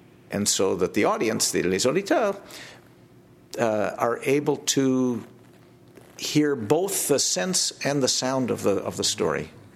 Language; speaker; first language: English; native; English